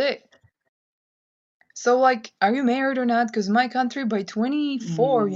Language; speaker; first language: English; non-native, fluent; Kyrgyz